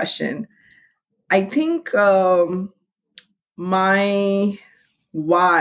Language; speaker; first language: English; non-native, local second language; Hindi